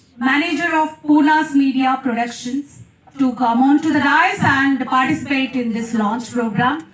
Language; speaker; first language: English; non-native, local second language; Telugu